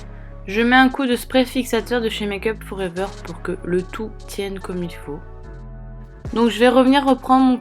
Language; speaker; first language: French; native; French